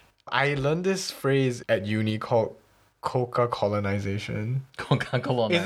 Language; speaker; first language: English; early bilingual, other home language; Chinese